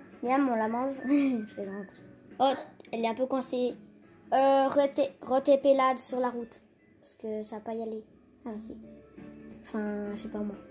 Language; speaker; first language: French; native; French